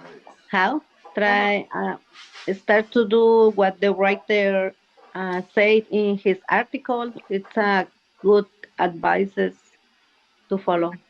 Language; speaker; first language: English; non-native, learner; Spanish